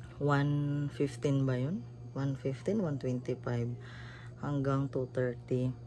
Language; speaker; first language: Filipino; non-native, local second language; Cebuano